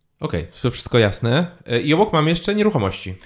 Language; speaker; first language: Polish; native; Polish